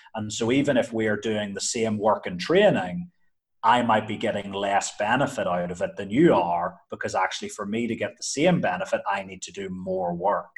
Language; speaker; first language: English; native; English